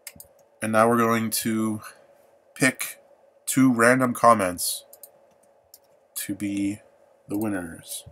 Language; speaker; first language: English; native; English